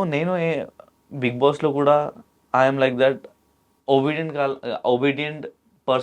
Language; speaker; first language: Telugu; non-native, local second language; Urdu